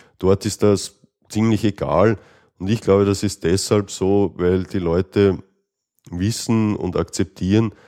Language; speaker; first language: German; native; German